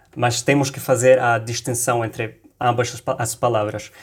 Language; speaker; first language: Portuguese; non-native, fluent; Arabic